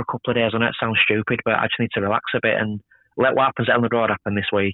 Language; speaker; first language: English; native; English